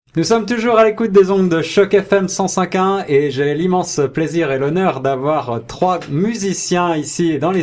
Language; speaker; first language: French; native; French